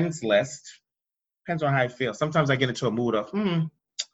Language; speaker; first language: English; native; English